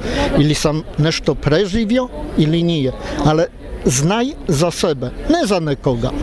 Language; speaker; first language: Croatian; non-native, learner; Polish